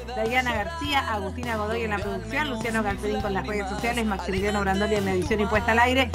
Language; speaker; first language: Spanish; native; Spanish